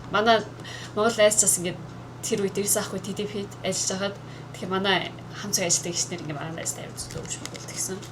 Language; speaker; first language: Mongolian; early bilingual, heritage; Mongolian